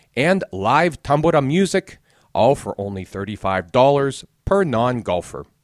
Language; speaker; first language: English; native; English